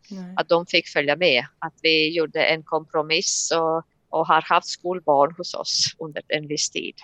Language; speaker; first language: Swedish; non-native, fluent; Latvian